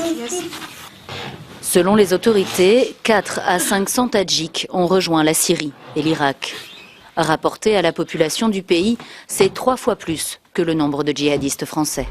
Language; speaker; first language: French; native; French